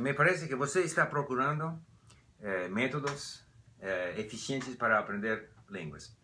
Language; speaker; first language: Portuguese; non-native, learner; English